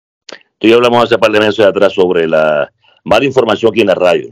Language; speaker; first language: Spanish; native; Spanish